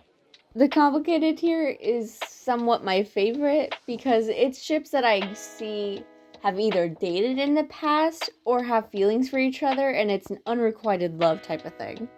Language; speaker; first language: English; native; English